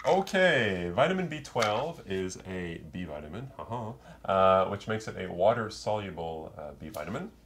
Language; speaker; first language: English; native; English